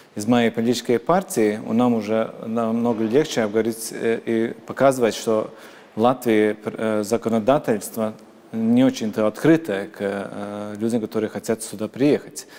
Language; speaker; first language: Russian; non-native, local second language; Latvian